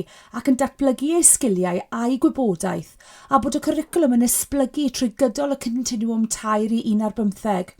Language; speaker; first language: Welsh; native; Welsh